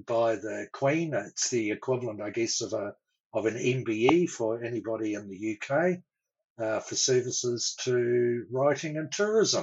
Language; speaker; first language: English; native; English